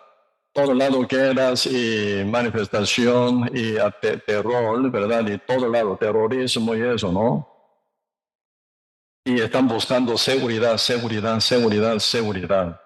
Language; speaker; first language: Spanish; non-native, learner; Korean